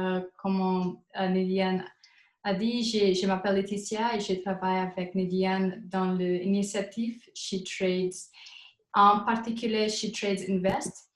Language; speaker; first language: French; non-native, fluent; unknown